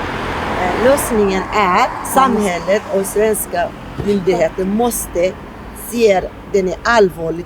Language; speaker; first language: Swedish; non-native, learner; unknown